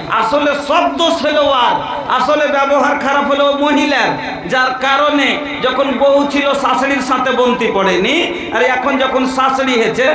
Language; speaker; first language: Bangla; non-native, local second language; Bhojpuri